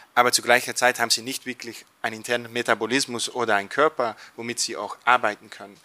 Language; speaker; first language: German; non-native, fluent; Dutch